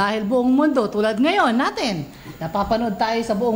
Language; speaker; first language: Filipino; native; Filipino